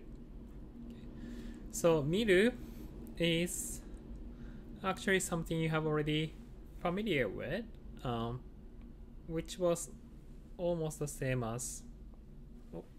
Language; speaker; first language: English; non-native, fluent; Japanese